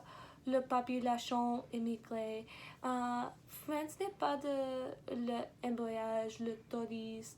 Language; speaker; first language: French; non-native, learner; English